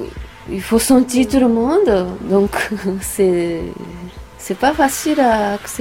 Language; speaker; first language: French; non-native, learner; Japanese